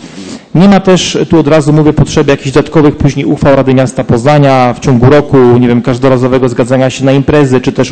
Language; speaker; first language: Polish; native; Polish